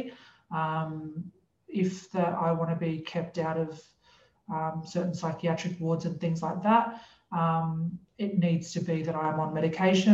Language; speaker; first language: English; native; English